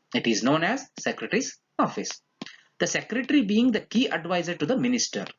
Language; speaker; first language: English; non-native, local second language; Kannada